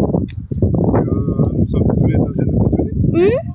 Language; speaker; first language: French; native; French